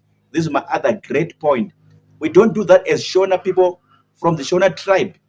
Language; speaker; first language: English; non-native, local second language; Shona